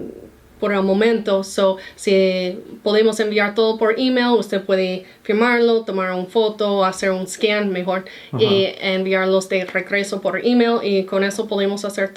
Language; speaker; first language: Spanish; non-native, fluent; English